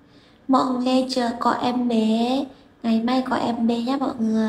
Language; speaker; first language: Vietnamese; non-native, learner; Indonesian